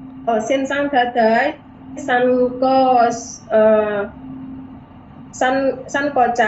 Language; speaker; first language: Chinese; non-native, learner; Indonesian